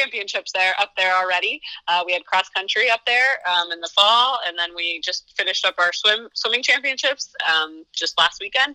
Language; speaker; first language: English; native; English